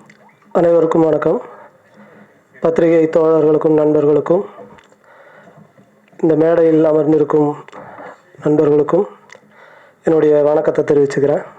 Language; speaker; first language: Tamil; native; Tamil